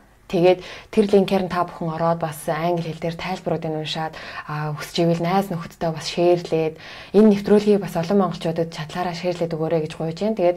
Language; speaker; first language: Mongolian; native; Mongolian